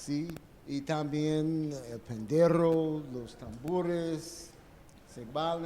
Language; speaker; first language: Spanish; non-native, learner; English